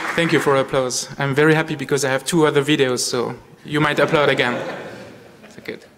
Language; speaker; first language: English; non-native, fluent; French